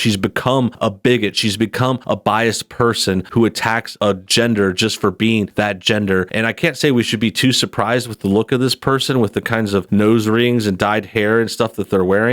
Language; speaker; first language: English; native; English